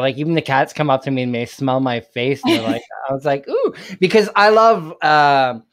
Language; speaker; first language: English; native; English